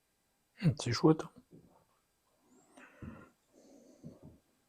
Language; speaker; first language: French; native; French